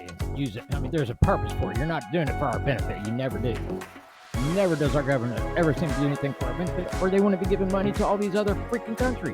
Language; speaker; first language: English; native; English